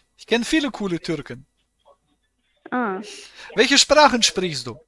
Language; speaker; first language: German; native; German